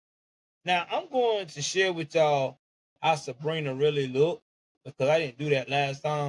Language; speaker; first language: English; native; English